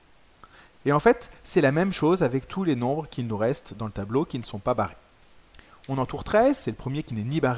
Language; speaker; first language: French; native; French